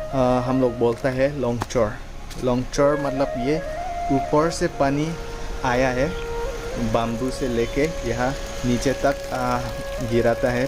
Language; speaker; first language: Hindi; non-native, local second language; Karbi